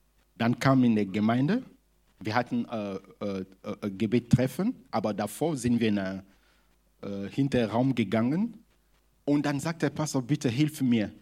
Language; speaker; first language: German; non-native, fluent; Lingala